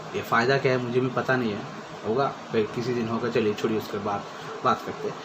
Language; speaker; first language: Hindi; non-native, local second language; Bangla